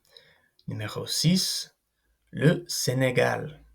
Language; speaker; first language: French; non-native, fluent; English